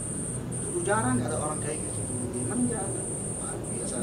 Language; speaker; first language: Indonesian; non-native, fluent; Arabic